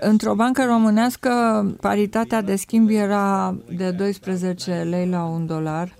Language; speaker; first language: Romanian; non-native, fluent; German